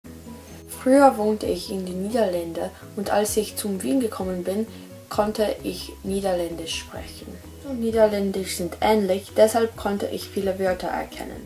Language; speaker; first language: German; non-native, learner; Polish